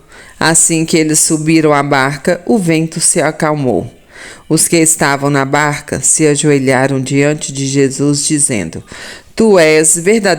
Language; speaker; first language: Portuguese; native; Portuguese